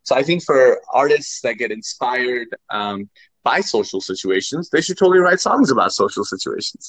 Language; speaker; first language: English; non-native, local second language; Nepali